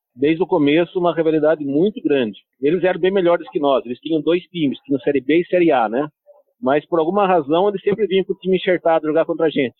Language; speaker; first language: Portuguese; early bilingual, other home language; Italian